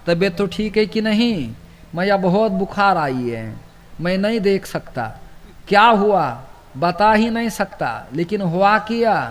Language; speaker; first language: Hindi; non-native, local second language; Marathi